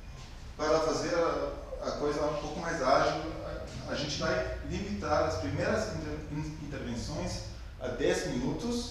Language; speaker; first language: Portuguese; non-native, fluent; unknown